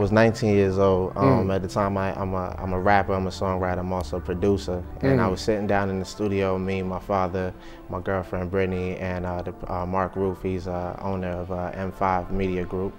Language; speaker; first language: English; native; English